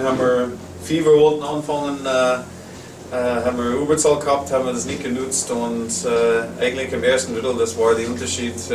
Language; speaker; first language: German; non-native, learner; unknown